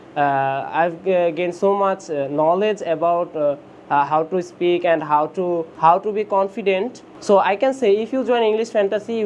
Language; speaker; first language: English; non-native, learner; Bangla